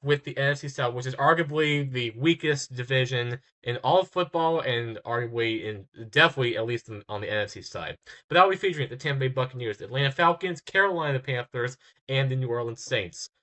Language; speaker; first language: English; native; English